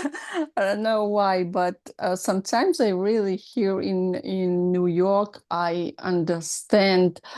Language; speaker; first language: English; non-native, learner; Russian